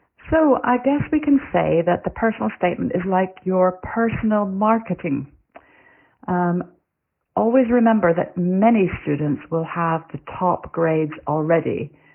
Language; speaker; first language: English; native; English